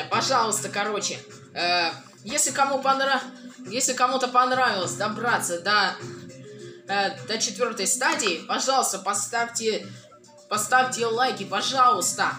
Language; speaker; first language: Russian; native; Russian